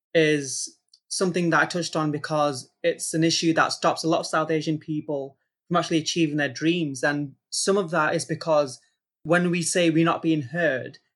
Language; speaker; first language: English; native; English